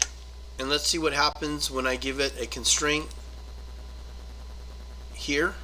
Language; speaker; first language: English; native; English